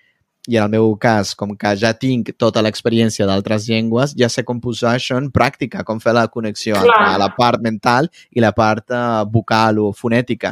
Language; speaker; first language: Catalan; non-native, fluent; Spanish